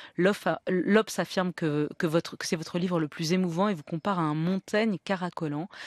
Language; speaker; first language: French; native; French